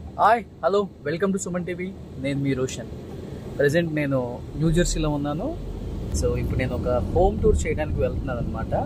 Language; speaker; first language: Telugu; native; Telugu